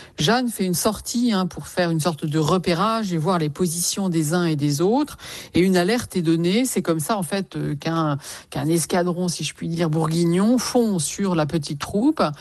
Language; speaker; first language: French; native; French